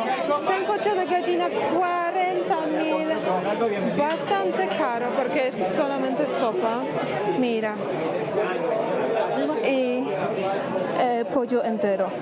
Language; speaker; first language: Spanish; non-native, fluent; Polish